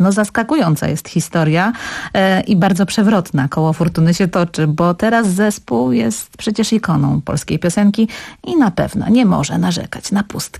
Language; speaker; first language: Polish; native; Polish